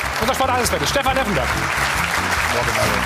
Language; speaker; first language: German; native; German